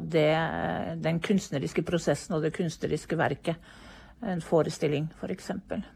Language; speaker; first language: Norwegian; native; Norwegian